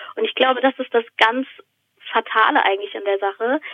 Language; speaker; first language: German; native; German